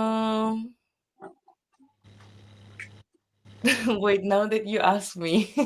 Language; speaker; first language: English; non-native, fluent; Japanese